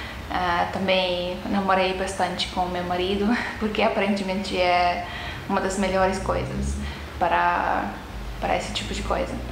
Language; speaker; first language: Portuguese; non-native, fluent; Estonian